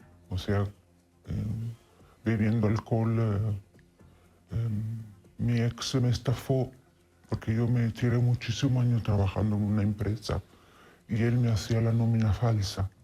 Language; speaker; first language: Spanish; non-native, fluent; Italian